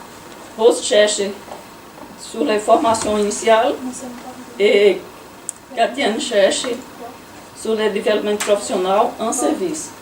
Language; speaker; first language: French; non-native, learner; Portuguese